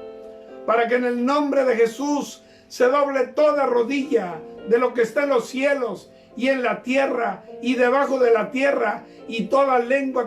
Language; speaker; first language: Spanish; native; Spanish